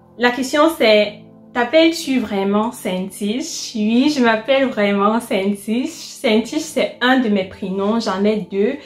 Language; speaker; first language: French; native; French